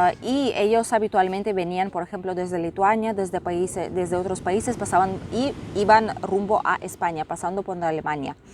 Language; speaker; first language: Spanish; non-native, fluent; Russian